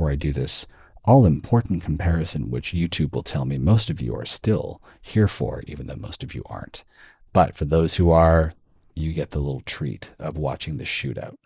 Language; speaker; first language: English; native; English